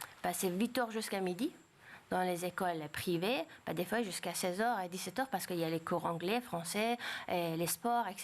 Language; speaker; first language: French; non-native, fluent; Persian